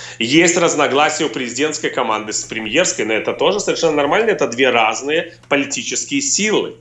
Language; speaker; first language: Russian; native; Russian